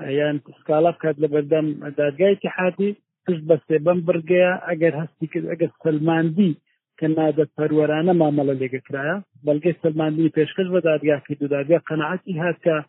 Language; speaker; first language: Central Kurdish; native; Central Kurdish